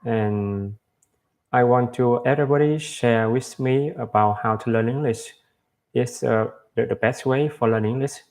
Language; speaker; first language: English; non-native, learner; Vietnamese